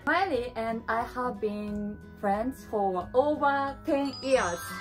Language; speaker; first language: English; non-native, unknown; Japanese